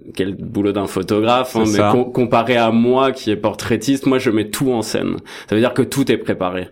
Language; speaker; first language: French; native; French